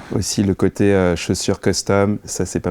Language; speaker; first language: French; native; French